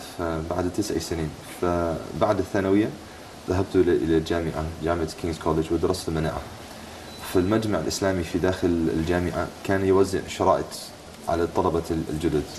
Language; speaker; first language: Arabic; non-native, fluent; English